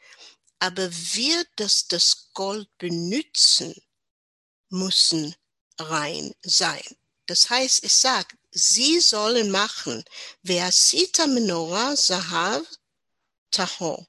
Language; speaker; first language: German; non-native, learner; English